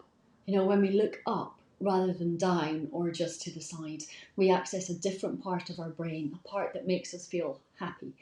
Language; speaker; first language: English; native; English